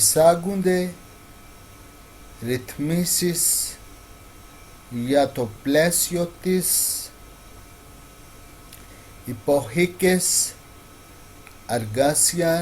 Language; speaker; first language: Greek; non-native, learner; Urdu